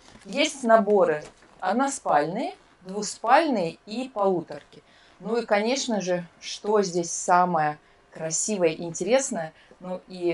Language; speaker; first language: Russian; native; Russian